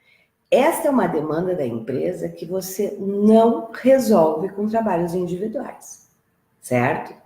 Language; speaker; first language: Portuguese; native; Portuguese